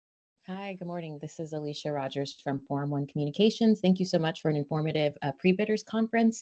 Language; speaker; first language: English; native; English